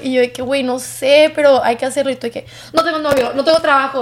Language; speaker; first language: Spanish; native; Spanish